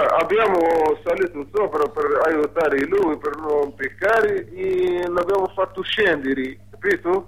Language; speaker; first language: Italian; non-native, learner; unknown